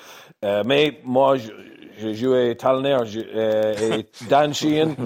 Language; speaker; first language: French; non-native, learner; English